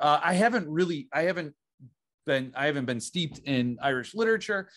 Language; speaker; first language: English; native; English